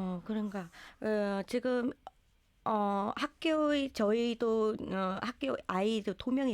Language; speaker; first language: Korean; non-native, learner; Vietnamese